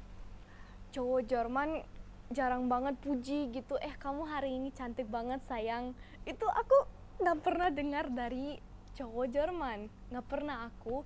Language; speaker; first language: Indonesian; non-native, fluent; German